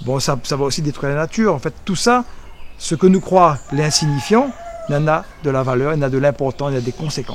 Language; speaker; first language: French; native; French